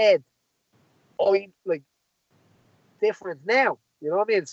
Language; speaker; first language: English; native; English